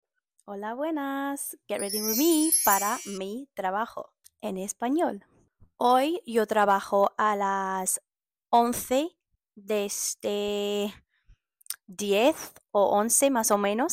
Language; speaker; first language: Spanish; non-native, learner; English